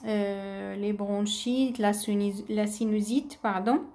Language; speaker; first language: French; non-native, local second language; Arabic